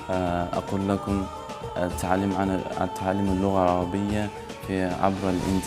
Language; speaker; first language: Arabic; non-native, learner; Turkish